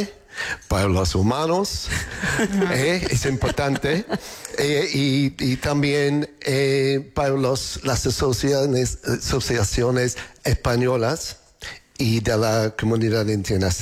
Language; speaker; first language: Spanish; non-native, fluent; English